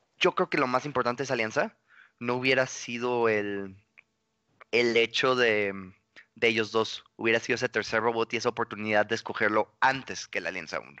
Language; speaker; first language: Spanish; native; Spanish